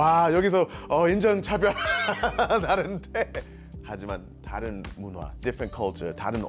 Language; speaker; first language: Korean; non-native, learner; English